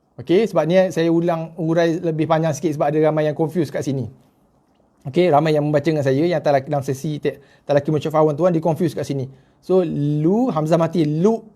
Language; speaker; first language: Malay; native; Malay